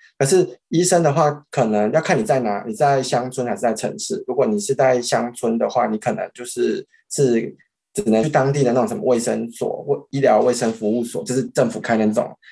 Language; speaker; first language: Chinese; native; Chinese